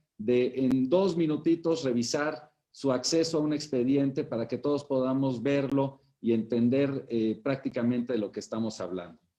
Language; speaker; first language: Spanish; native; Spanish